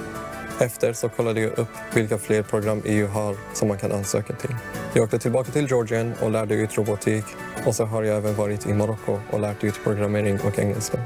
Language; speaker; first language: Swedish; early bilingual, other home language; Persian